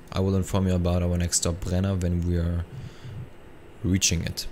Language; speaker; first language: English; non-native, fluent; German